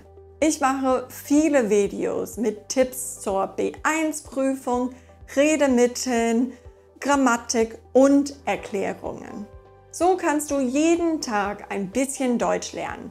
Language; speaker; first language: German; non-native, fluent; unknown